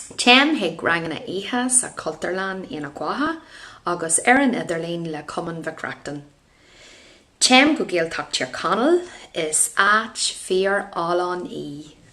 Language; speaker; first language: Irish; non-native, local second language; English